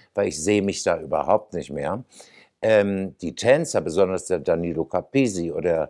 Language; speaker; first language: German; native; German